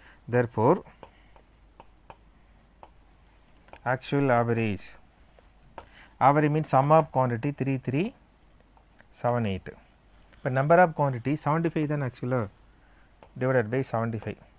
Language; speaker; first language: English; non-native, local second language; Tamil